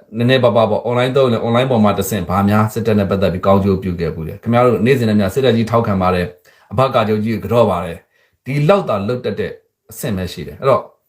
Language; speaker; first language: Burmese; native; Burmese